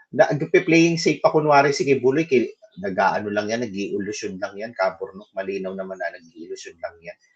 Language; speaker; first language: Filipino; native; Filipino